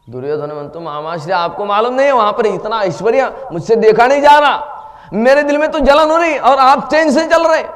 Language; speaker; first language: Hindi; non-native, local second language; Marathi